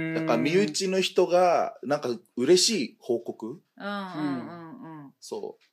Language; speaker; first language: Japanese; non-native, fluent; Filipino